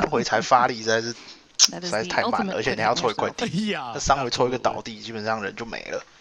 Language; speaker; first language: Chinese; native; Chinese